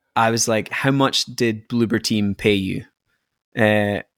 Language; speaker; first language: English; native; English